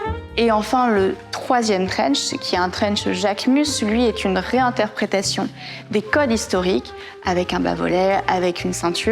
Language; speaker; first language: French; native; French